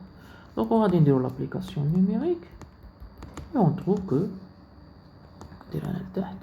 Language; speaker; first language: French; non-native, local second language; Arabic